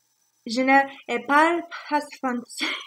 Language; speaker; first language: French; non-native, learner; English